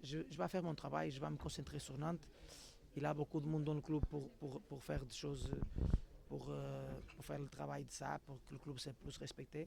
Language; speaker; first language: French; non-native, learner; Portuguese